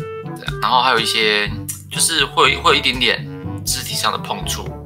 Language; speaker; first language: Chinese; native; Chinese